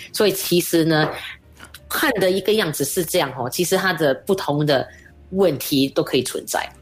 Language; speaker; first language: Chinese; native; Chinese